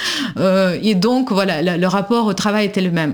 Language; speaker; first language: French; non-native, fluent; Russian